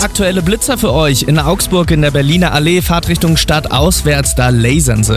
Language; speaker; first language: German; native; German